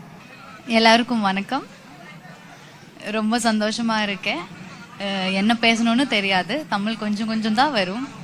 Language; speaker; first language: Tamil; non-native, learner; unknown